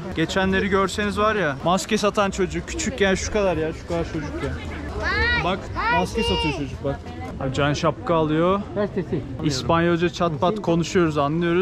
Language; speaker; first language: Turkish; native; Turkish